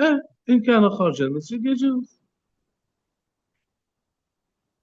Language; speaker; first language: Arabic; native; Arabic